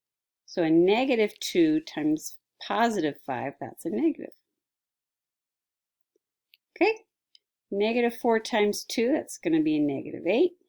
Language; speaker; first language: English; native; English